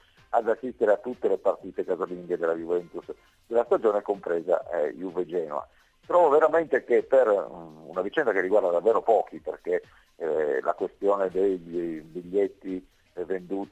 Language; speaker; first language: Italian; native; Italian